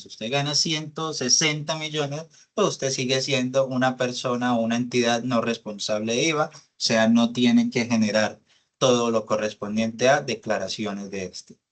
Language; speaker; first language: Spanish; native; Spanish